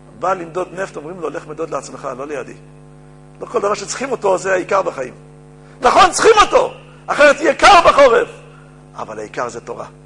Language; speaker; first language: Hebrew; native; Hebrew